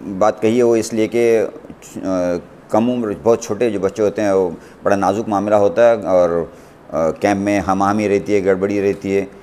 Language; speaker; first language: Hindi; non-native, local second language; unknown